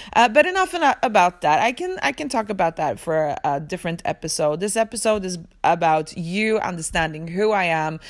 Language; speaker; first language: English; early bilingual, other home language; Swedish